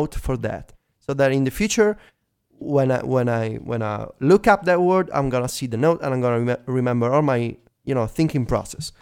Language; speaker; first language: English; non-native, fluent; Italian